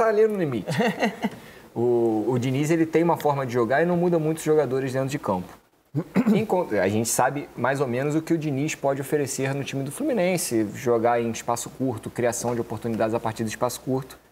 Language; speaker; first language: Portuguese; native; Portuguese